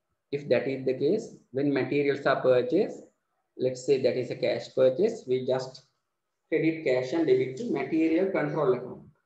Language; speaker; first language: English; non-native, local second language; Sinhala